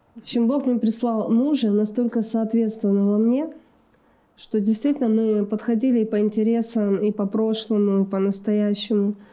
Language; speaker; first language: Russian; native; Russian